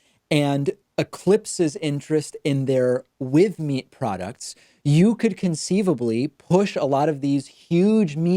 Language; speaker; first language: English; native; English